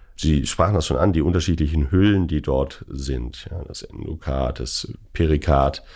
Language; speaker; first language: German; native; German